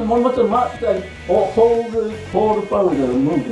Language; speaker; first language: Japanese; native; Japanese